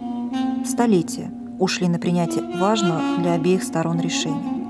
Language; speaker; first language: Russian; native; Russian